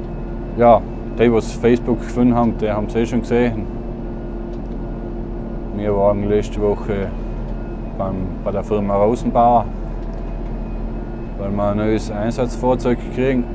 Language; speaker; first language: German; native; German